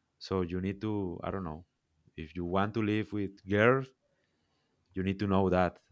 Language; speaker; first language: English; non-native, learner; Spanish